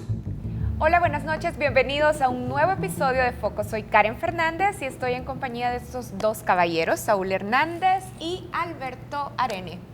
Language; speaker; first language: Spanish; native; Spanish